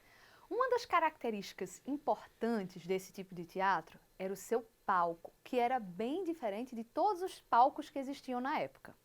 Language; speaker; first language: Portuguese; native; Portuguese